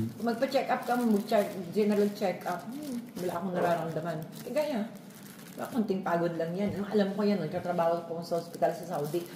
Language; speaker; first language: Filipino; non-native, local second language; Iloko